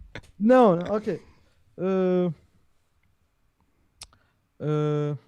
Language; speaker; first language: English; non-native, learner; Persian